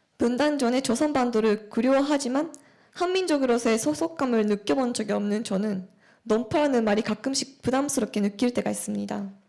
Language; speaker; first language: Korean; early bilingual, heritage; Japanese